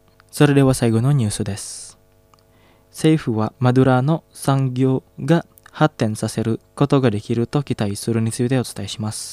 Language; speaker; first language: Japanese; non-native, fluent; Indonesian